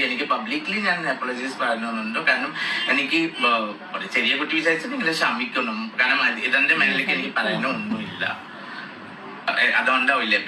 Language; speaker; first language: Malayalam; non-native, fluent; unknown